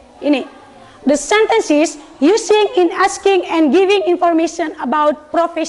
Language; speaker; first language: English; non-native, learner; Indonesian